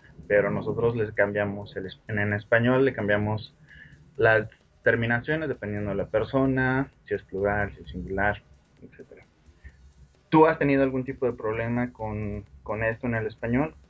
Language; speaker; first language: Spanish; native; Spanish